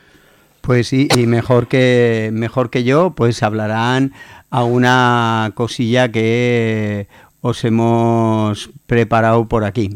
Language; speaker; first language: Spanish; native; Spanish